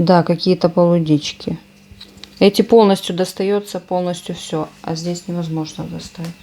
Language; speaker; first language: Russian; native; Russian